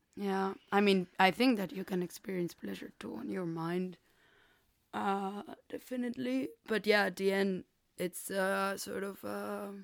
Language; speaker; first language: English; non-native, fluent; Spanish